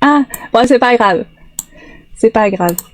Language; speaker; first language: French; native; French